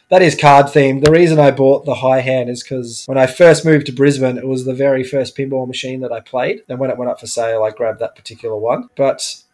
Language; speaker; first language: English; native; English